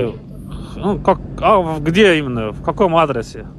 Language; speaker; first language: Russian; non-native, local second language; Kazakh